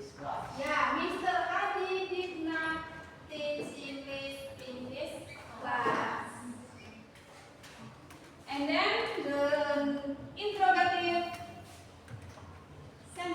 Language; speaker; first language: English; non-native, learner; Indonesian